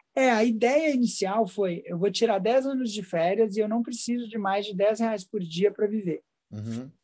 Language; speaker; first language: Portuguese; native; Portuguese